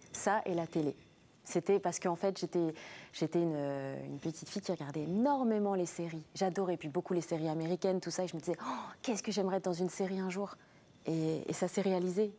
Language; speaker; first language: French; native; French